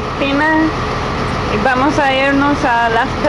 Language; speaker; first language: Spanish; non-native, learner; English